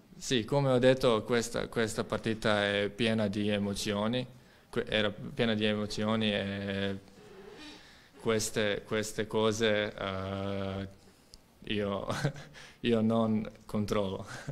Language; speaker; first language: Italian; non-native, learner; Croatian